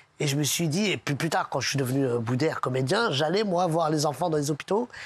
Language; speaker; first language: French; early bilingual, other home language; Arabic